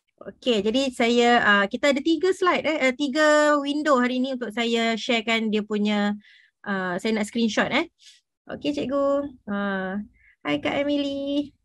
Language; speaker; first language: Malay; native; Malay